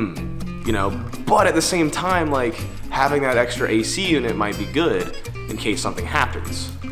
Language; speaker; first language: English; native; English